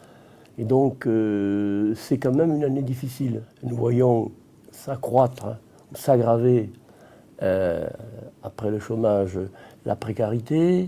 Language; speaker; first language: French; native; French